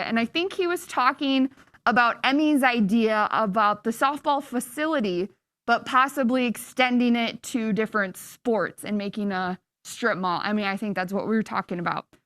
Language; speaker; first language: English; native; English